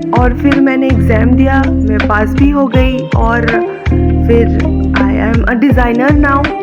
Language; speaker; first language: Hindi; non-native, local second language; Assamese